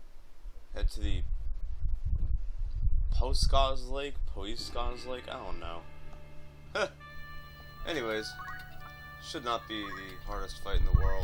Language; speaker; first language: English; native; English